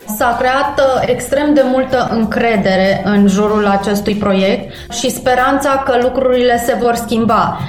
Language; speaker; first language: Romanian; native; Romanian